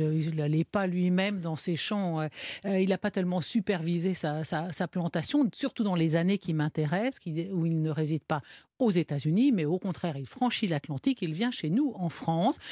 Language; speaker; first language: French; native; French